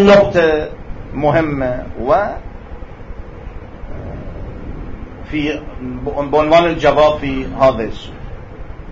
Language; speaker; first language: Arabic; non-native, fluent; Persian